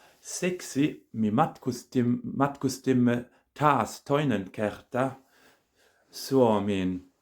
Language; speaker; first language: Finnish; non-native, learner; German